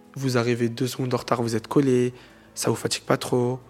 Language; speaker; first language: French; native; French